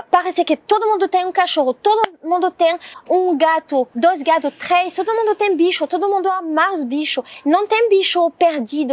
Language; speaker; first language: Portuguese; non-native, learner; French